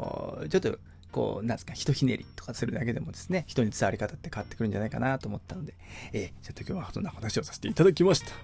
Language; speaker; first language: Japanese; native; Japanese